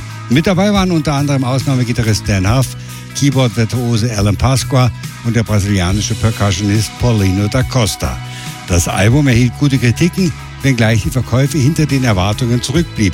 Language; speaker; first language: German; native; German